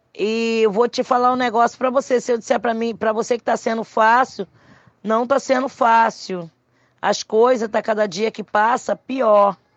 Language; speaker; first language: Portuguese; native; Portuguese